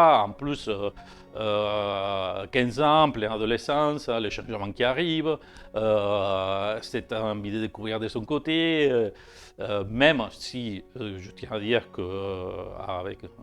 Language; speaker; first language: French; native; French